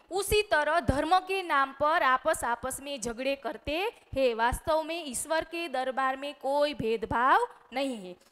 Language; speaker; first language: Hindi; non-native, local second language; Gujarati